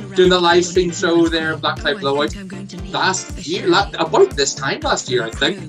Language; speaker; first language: English; native; English